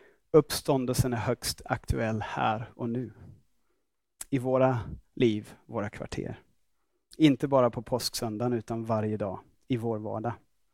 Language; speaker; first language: Swedish; non-native, fluent; English